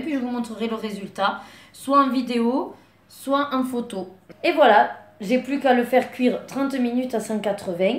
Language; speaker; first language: French; native; French